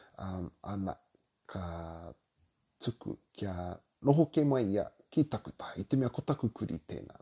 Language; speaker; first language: Māori; native; Māori